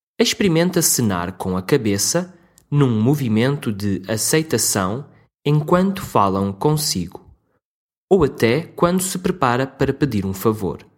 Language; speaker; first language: Portuguese; native; Portuguese